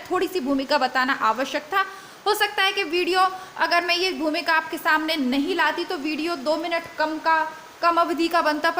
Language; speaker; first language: Hindi; native; Hindi